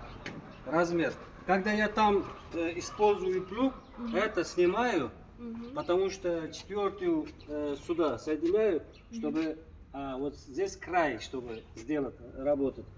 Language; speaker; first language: Russian; non-native, local second language; Uzbek